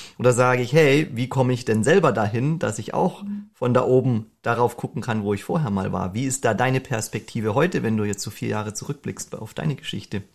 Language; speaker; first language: German; native; German